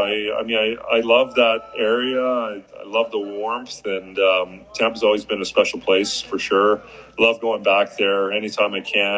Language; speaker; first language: English; native; English